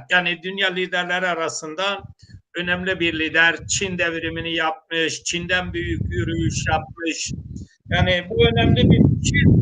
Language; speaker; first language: Turkish; non-native, local second language; Zaza